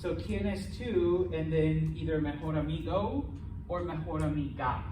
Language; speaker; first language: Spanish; early bilingual, heritage; Spanish